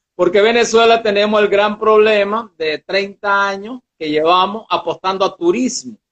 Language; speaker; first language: Spanish; early bilingual, other home language; Portuguese